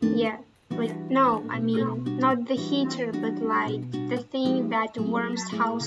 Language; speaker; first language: English; non-native, fluent; Tatar